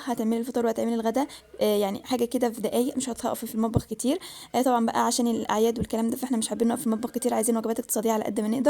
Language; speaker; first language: Arabic; native; Arabic